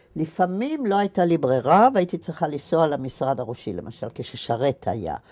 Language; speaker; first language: Hebrew; native; Hebrew